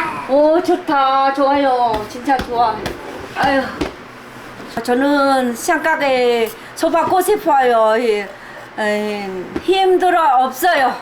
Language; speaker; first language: Korean; non-native, learner; Vietnamese